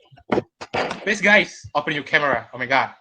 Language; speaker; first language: English; non-native, fluent; Indonesian